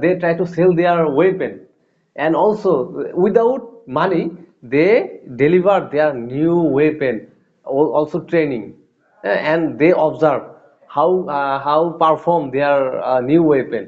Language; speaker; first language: English; non-native, learner; Bangla